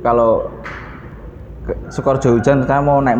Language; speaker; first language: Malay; non-native, local second language; Javanese